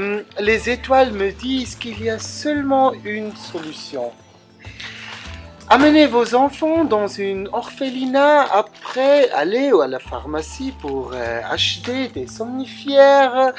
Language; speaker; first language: French; non-native, fluent; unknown